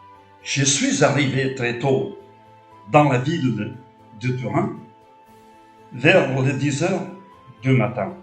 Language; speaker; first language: French; non-native, fluent; Portuguese